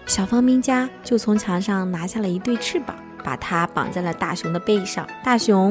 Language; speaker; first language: Chinese; native; Chinese